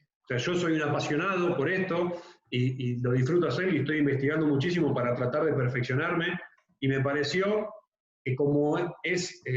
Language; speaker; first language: Spanish; native; Spanish